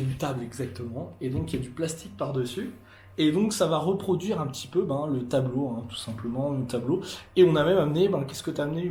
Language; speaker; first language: French; native; French